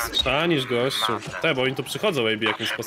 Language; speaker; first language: Polish; native; Polish